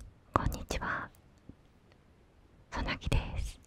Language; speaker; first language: Japanese; non-native, fluent; Korean